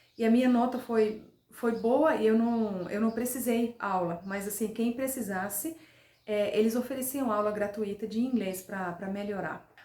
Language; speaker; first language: Portuguese; non-native, fluent; Finnish